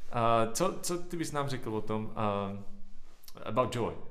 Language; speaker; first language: Czech; native; Czech